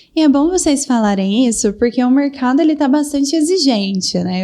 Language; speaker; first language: Portuguese; native; Portuguese